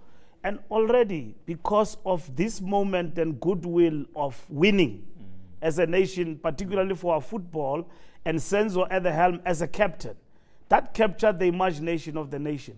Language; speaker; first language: English; non-native, local second language; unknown